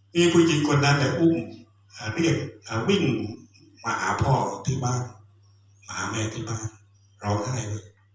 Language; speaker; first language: Thai; non-native, local second language; Khmer